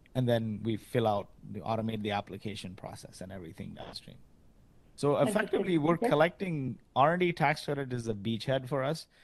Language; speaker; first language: English; early bilingual, other home language; Arabic